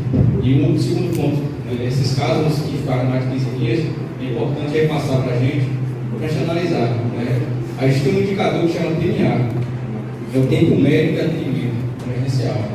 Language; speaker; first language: Portuguese; native; Portuguese